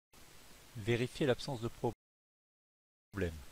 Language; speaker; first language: French; native; French